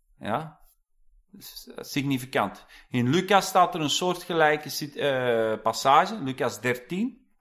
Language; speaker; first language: Dutch; non-native, fluent; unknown